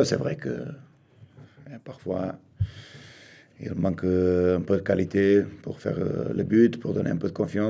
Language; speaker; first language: French; non-native, fluent; Portuguese